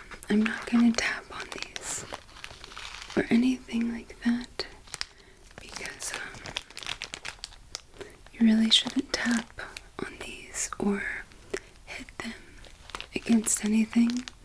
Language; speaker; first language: English; native; English